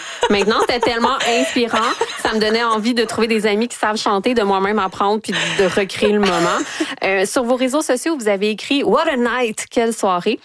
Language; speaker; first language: French; native; French